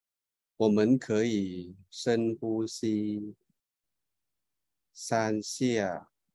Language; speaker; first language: Chinese; non-native, fluent; Thai